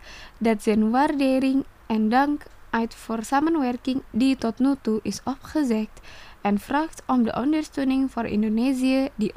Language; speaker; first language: Dutch; non-native, fluent; Indonesian